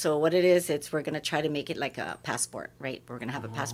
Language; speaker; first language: English; native; English